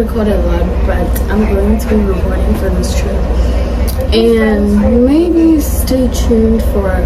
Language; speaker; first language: English; non-native, local second language; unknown